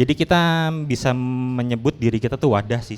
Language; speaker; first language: Indonesian; native; Indonesian